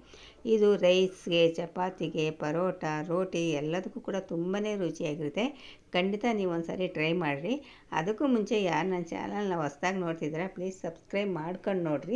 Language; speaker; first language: Kannada; native; Kannada